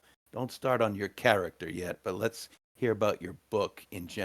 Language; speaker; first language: English; native; English